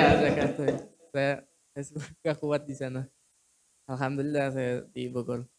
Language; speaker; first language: Indonesian; non-native, fluent; Uzbek